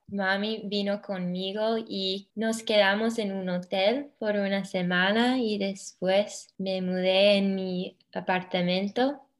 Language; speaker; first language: Spanish; early bilingual, heritage; English